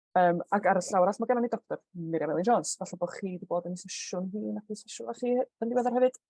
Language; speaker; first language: Welsh; native; Welsh